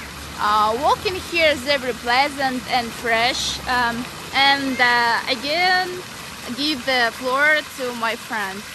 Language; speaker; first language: English; non-native, learner; Russian